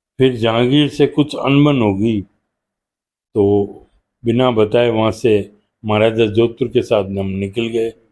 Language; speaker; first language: Hindi; native; Hindi